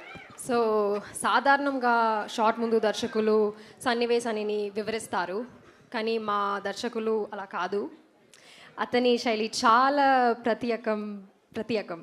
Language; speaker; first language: Telugu; non-native, learner; Malayalam